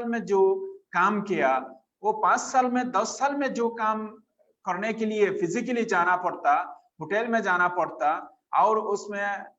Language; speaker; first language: Hindi; non-native, fluent; Bangla